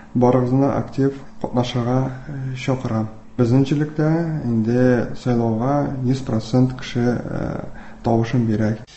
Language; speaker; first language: Tatar; native; Tatar